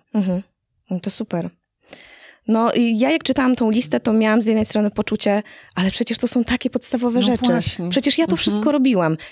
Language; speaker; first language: Polish; native; Polish